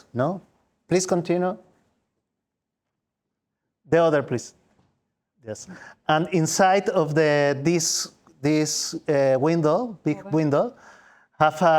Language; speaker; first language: English; non-native, learner; Spanish